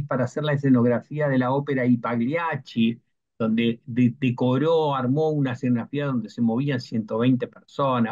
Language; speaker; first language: Spanish; native; Spanish